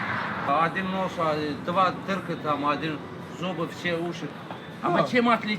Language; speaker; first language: Russian; non-native, learner; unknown